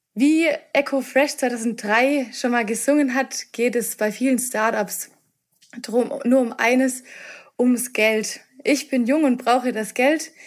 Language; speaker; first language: German; native; German